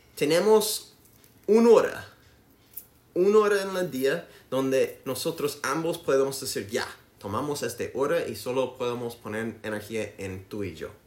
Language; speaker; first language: Spanish; non-native, learner; English